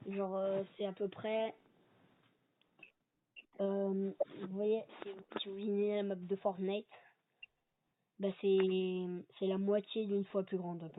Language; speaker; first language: French; native; French